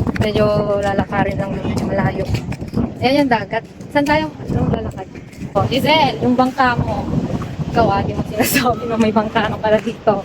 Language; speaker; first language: Filipino; non-native, local second language; Iloko